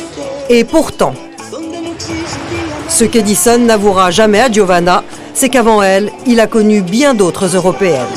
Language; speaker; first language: French; native; French